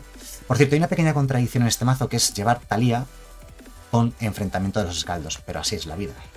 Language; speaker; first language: Spanish; native; Spanish